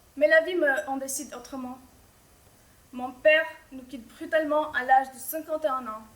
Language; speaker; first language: French; non-native, fluent; Albanian